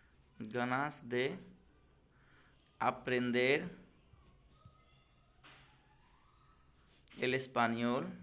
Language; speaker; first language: Spanish; non-native, learner; Hindi